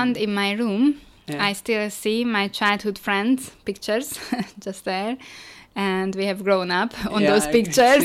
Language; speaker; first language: English; non-native, fluent; Hungarian